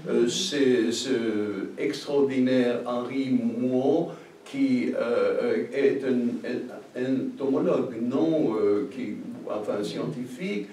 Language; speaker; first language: French; non-native, fluent; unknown